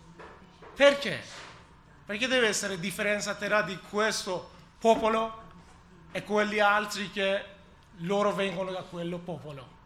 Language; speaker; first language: Italian; non-native, learner; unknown